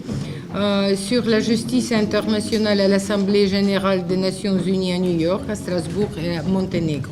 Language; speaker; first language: French; non-native, fluent; Russian